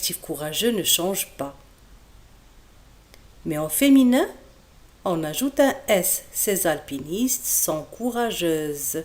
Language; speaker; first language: French; non-native, local second language; Arabic